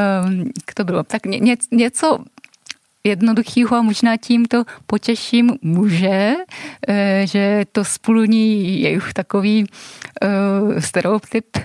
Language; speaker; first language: Czech; non-native, fluent; Japanese